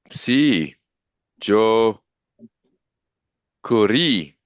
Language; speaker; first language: Spanish; non-native, learner; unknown